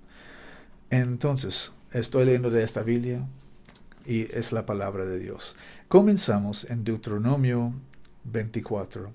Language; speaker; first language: Spanish; non-native, learner; English